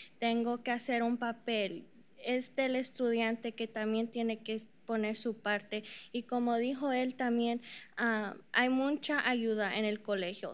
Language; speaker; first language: Spanish; early bilingual, heritage; Spanish